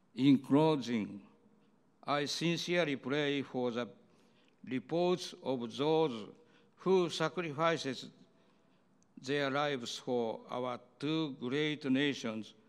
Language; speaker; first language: English; non-native, learner; Japanese